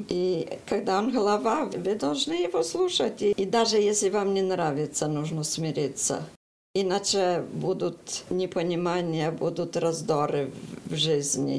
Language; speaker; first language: Russian; early bilingual, heritage; Russian